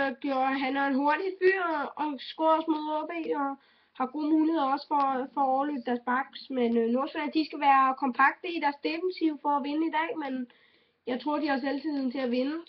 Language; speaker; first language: Danish; native; Danish